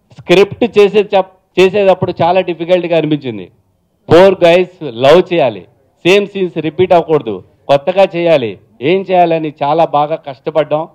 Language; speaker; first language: Telugu; native; Telugu